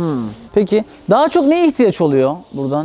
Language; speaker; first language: Turkish; native; Turkish